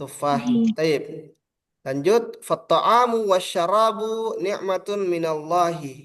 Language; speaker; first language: Arabic; non-native, fluent; Indonesian